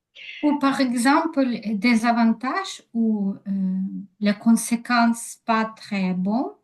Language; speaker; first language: French; non-native, learner; Ukrainian